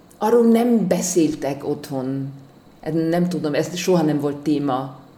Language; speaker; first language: Hungarian; early bilingual, heritage; German